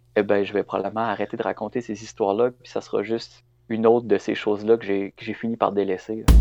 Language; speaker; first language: French; native; French